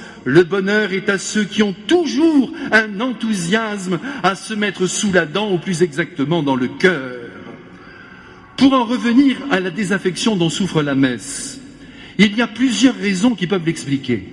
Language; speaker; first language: French; native; French